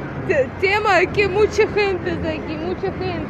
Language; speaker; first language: Spanish; non-native, learner; Russian